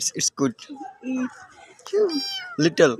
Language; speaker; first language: English; non-native, learner; Bangla